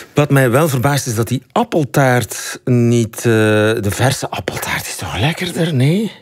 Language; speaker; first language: Dutch; native; Dutch